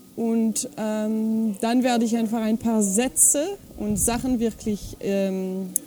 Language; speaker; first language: German; non-native, fluent; French